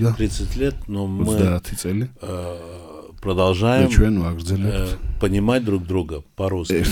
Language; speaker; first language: Russian; non-native, local second language; Georgian